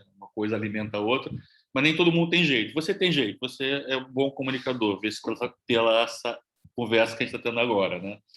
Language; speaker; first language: Portuguese; native; Portuguese